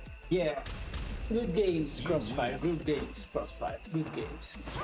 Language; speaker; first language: English; non-native, fluent; Italian